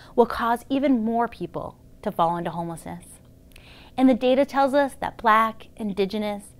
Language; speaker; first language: English; native; English